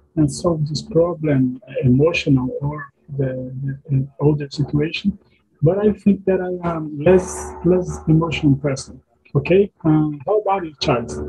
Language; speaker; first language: English; non-native, learner; Portuguese